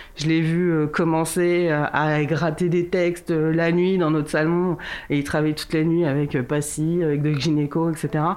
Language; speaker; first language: French; early bilingual, other home language; Kabuverdianu